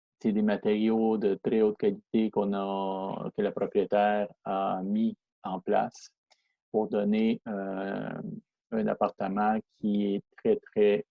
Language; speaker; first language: French; non-native, fluent; Spanish